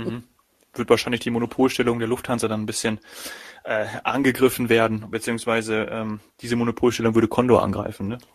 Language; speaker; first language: German; native; German